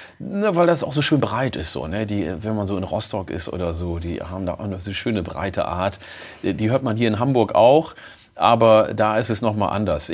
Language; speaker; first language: German; early bilingual, other home language; Oromo